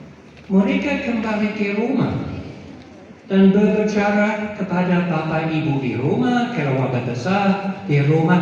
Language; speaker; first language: Indonesian; non-native, fluent; English